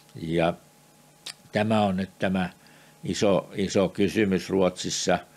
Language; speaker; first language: Finnish; native; Finnish